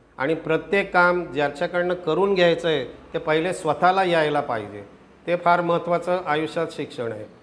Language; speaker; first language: Marathi; non-native, local second language; Gujarati